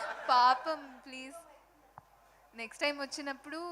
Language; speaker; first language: Telugu; non-native, local second language; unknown